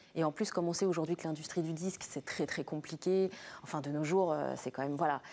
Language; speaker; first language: French; native; French